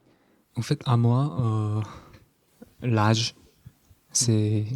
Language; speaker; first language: French; non-native, learner; Korean